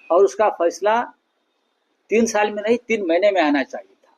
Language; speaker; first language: Hindi; non-native, local second language; Marathi